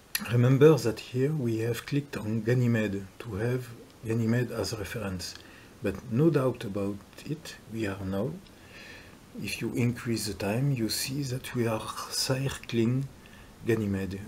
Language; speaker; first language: English; non-native, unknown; French